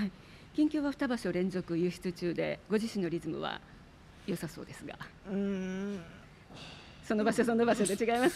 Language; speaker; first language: Japanese; native; Japanese